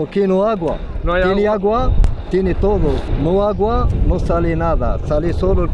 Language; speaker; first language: Spanish; non-native, learner; Arabic